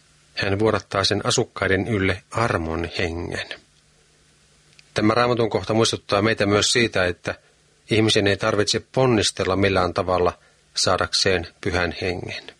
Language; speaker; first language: Finnish; native; Finnish